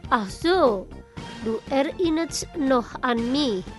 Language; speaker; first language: German; non-native, learner; Indonesian